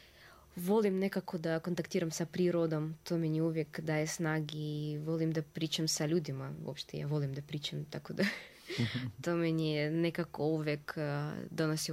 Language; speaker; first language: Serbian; non-native, fluent; Russian